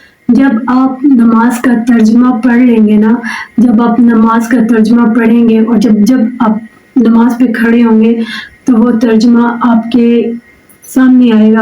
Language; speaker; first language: Urdu; native; Urdu